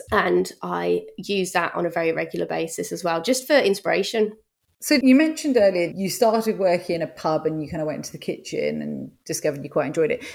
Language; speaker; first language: English; native; English